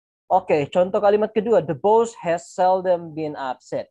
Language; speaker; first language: English; non-native, fluent; Indonesian